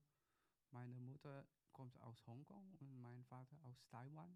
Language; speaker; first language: German; early bilingual, other home language; Chinese